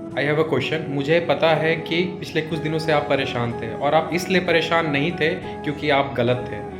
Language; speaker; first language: Hindi; native; Hindi